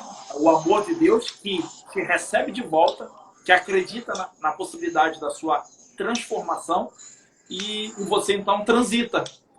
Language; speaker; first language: Portuguese; native; Portuguese